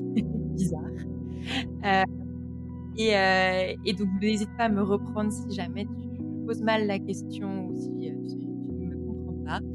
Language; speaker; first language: French; native; French